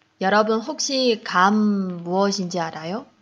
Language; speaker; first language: Korean; non-native, fluent; Chinese